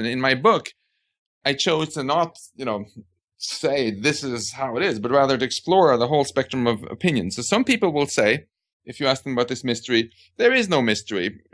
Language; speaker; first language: English; non-native, fluent; Swedish